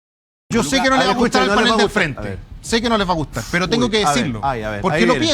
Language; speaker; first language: Spanish; native; Spanish